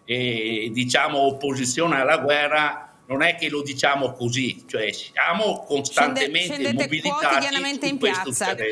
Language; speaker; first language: Italian; native; Italian